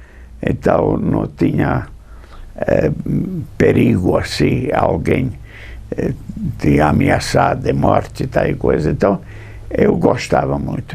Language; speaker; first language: Portuguese; non-native, fluent; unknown